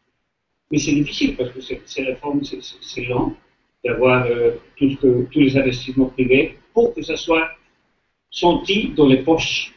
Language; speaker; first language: French; non-native, fluent; Spanish